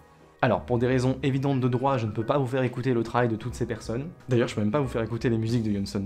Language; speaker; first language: French; native; French